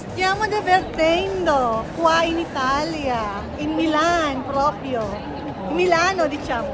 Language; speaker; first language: Italian; non-native, learner; Filipino